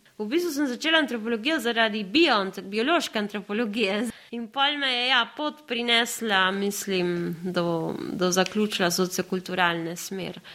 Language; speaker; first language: Slovenian; early bilingual, other home language; Spanish